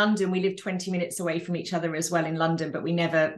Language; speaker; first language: English; native; English